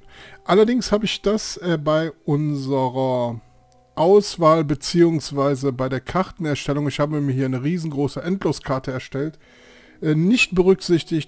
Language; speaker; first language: German; native; German